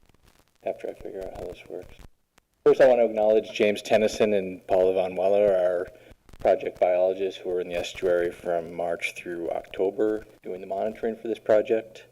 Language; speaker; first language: English; native; English